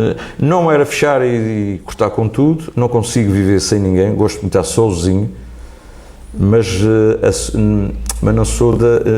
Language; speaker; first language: Portuguese; native; Portuguese